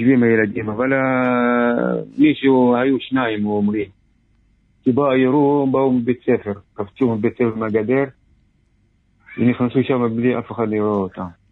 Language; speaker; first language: Hebrew; non-native, local second language; Arabic